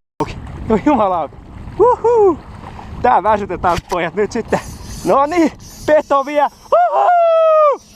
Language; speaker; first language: Finnish; native; Finnish